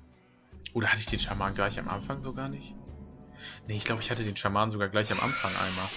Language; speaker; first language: German; native; German